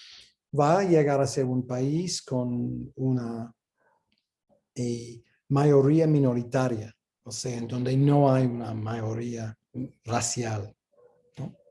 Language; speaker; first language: Spanish; non-native, fluent; English